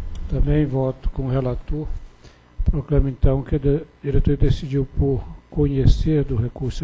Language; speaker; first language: Portuguese; native; Portuguese